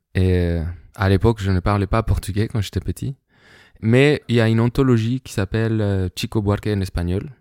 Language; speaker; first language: French; non-native, fluent; Spanish